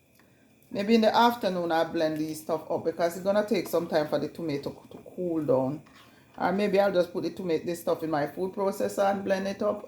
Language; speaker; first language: English; non-native, local second language; Jamaican Creole English